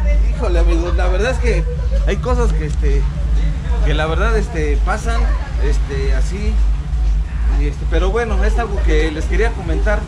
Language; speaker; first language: Spanish; native; Spanish